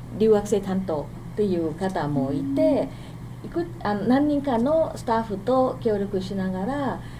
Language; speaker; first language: Japanese; non-native, fluent; Thai